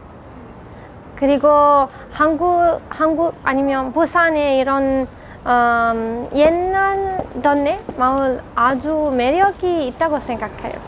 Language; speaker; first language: Korean; non-native, fluent; Italian